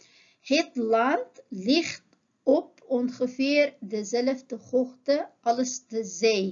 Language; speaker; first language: Dutch; non-native, fluent; Uyghur